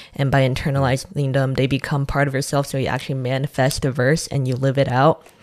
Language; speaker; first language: English; non-native, fluent; Chinese